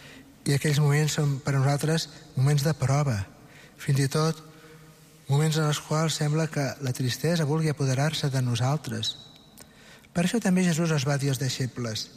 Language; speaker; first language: Catalan; native; Catalan